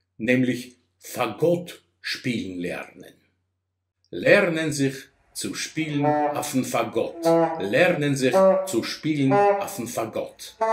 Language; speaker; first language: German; non-native, fluent; Russian